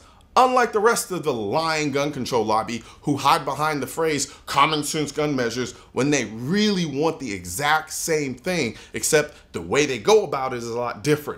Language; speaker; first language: English; native; English